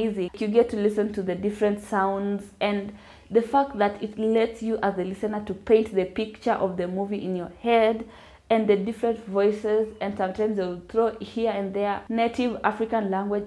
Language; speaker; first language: English; non-native, local second language; Luyia